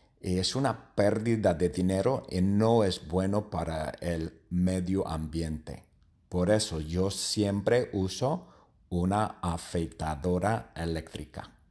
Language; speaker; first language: Spanish; non-native, learner; English